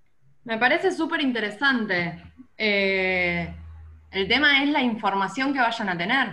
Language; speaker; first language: Spanish; native; Spanish